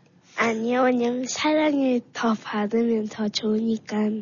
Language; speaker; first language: Korean; early bilingual, heritage; Korean